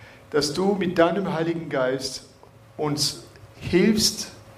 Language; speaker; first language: German; non-native, fluent; French